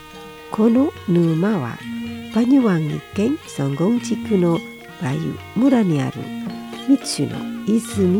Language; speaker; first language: Japanese; non-native, fluent; Indonesian